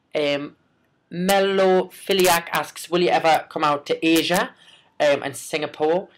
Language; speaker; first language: English; native; English